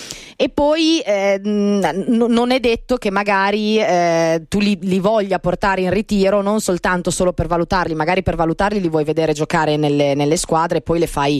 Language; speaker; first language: Italian; native; Italian